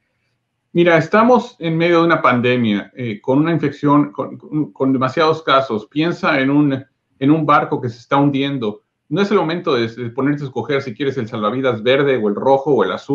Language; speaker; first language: Spanish; native; Spanish